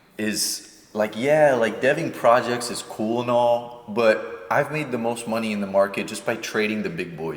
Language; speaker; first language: English; native; English